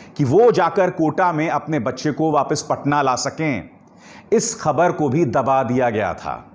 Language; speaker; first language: Hindi; native; Hindi